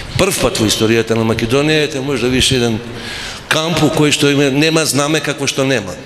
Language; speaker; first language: Macedonian; non-native, local second language; Albanian